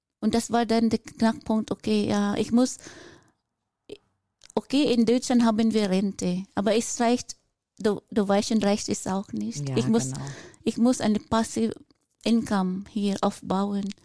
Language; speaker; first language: German; non-native, fluent; Filipino